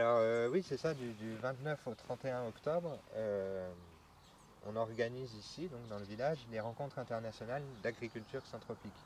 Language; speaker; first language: French; native; French